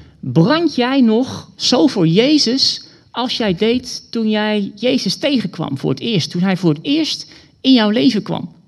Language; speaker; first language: Dutch; native; Dutch